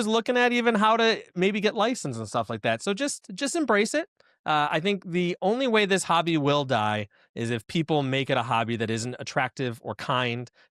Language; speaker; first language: English; native; English